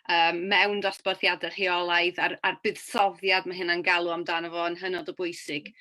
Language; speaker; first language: Welsh; native; Welsh